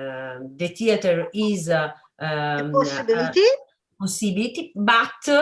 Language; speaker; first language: English; non-native, learner; Italian